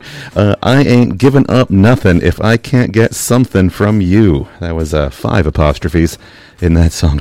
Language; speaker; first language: English; native; English